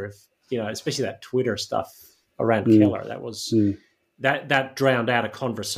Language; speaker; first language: English; native; English